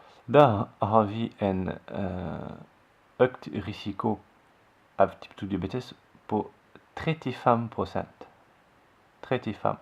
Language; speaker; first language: Norwegian; non-native, fluent; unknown